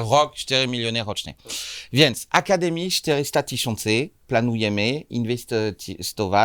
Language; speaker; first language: Polish; non-native, learner; French